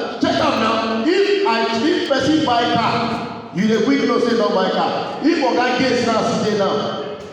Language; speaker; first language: Nigerian Pidgin; native; Nigerian Pidgin